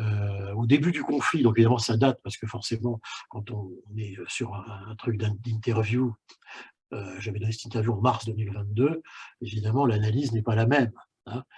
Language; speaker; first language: French; native; French